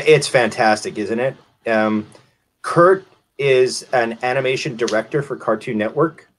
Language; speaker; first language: English; native; English